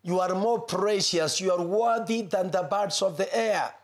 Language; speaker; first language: English; non-native, local second language; Swahili